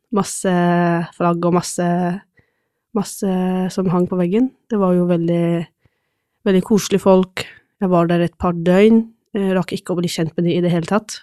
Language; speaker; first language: Norwegian; non-native, fluent; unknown